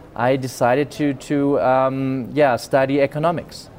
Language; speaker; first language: English; non-native, fluent; German